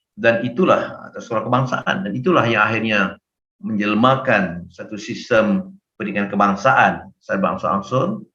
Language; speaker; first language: Malay; native; Malay